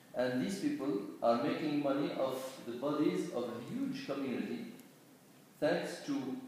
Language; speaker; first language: English; non-native, fluent; Arabic